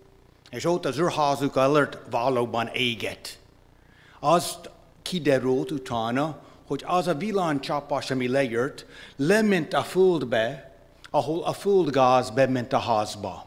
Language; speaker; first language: Hungarian; non-native, fluent; English